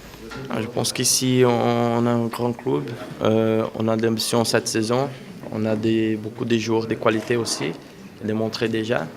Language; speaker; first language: French; non-native, fluent; Portuguese